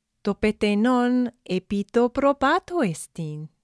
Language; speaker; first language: Greek; non-native, fluent; English